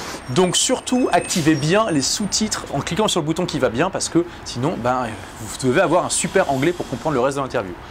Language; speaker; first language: French; native; French